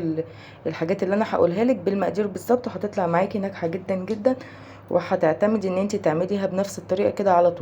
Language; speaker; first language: Arabic; native; Arabic